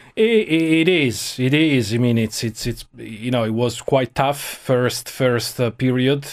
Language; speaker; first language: English; non-native, fluent; Italian